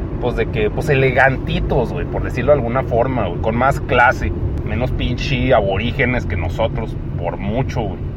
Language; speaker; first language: Spanish; native; Spanish